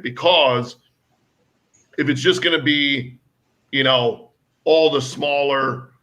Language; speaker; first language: English; native; English